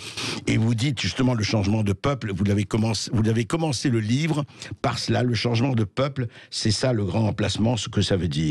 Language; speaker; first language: French; native; French